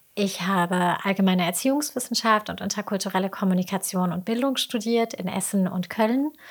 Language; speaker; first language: German; native; German